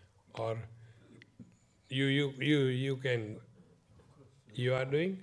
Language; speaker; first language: English; non-native, learner; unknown